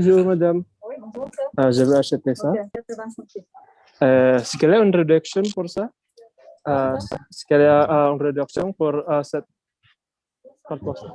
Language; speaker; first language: French; non-native, learner; Indonesian